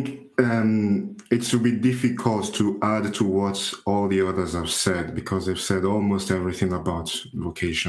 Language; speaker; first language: English; non-native, local second language; Igbo